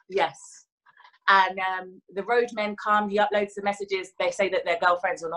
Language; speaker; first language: English; native; English